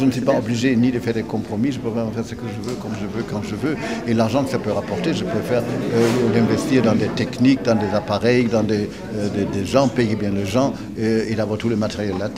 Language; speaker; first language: French; non-native, fluent; German